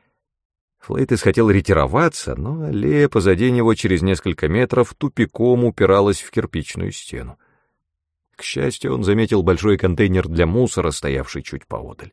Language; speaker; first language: Russian; native; Russian